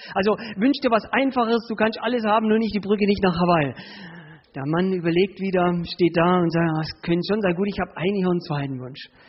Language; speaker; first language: German; early bilingual, other home language; Spanish